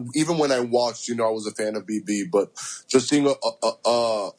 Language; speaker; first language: English; early bilingual, other home language; Spanish